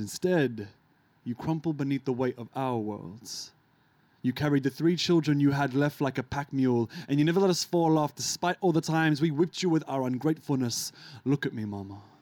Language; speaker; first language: English; early bilingual, other home language; Arabic